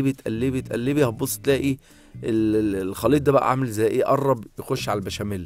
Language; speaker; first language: Arabic; native; Arabic